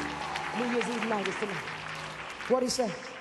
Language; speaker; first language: English; native; English